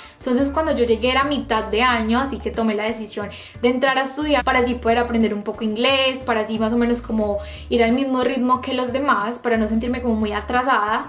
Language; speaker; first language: Spanish; native; Spanish